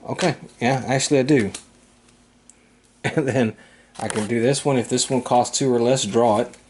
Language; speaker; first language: English; native; English